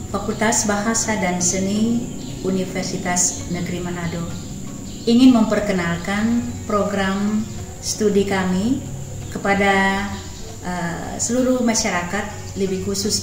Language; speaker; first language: Indonesian; native; Indonesian